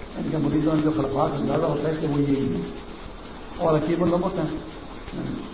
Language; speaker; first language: Urdu; non-native, local second language; Pashto